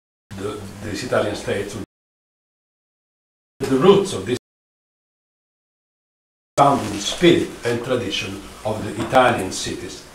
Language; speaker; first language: English; non-native, fluent; Italian